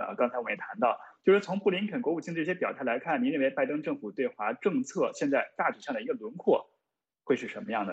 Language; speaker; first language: Chinese; native; Chinese